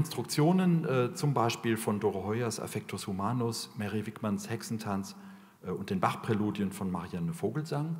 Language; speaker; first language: German; native; German